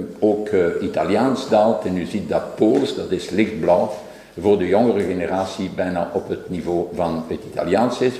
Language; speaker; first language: Dutch; non-native, local second language; French